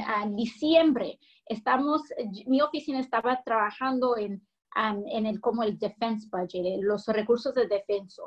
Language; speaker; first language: Spanish; early bilingual, heritage; English